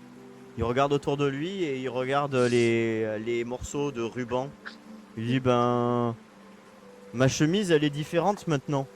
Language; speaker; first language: French; native; French